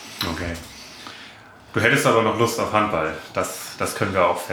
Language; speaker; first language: German; native; German